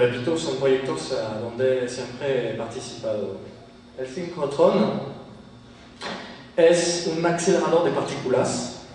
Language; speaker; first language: Spanish; non-native, fluent; French